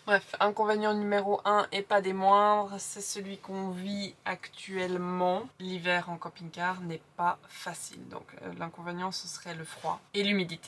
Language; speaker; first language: French; native; French